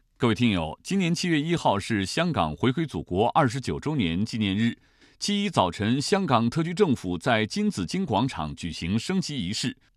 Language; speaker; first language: Chinese; native; Chinese